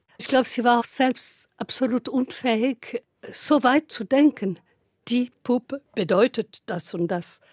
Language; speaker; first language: German; non-native, fluent; French